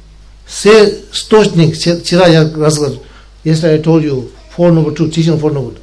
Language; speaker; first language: Russian; non-native, learner; Tibetan